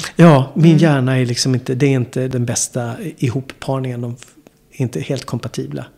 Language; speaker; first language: Swedish; native; Swedish